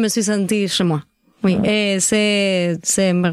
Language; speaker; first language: French; non-native, learner; Spanish